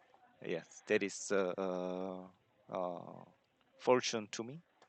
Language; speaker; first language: English; non-native, learner; Korean